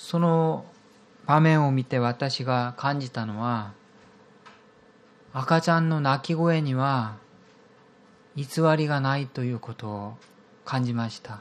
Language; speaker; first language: Japanese; non-native, fluent; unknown